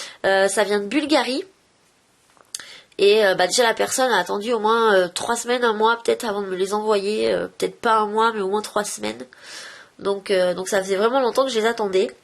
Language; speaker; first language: French; native; French